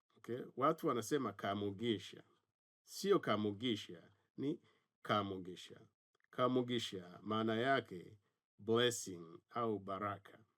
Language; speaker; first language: Swahili; non-native, local second language; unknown